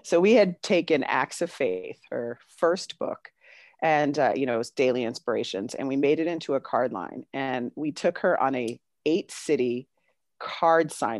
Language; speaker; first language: English; native; English